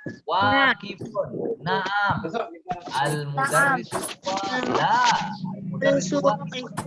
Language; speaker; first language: Arabic; non-native, fluent; Indonesian